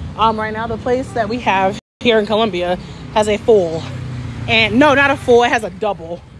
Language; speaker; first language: English; native; English